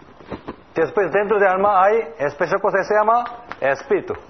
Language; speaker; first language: Spanish; non-native, learner; Korean